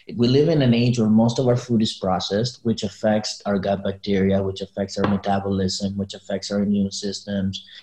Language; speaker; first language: English; early bilingual, other home language; Spanish